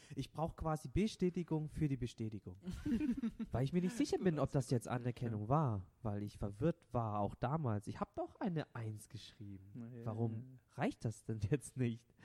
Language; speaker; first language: German; non-native, local second language; Vietnamese